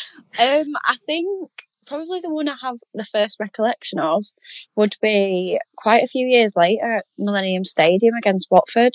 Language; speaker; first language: English; native; English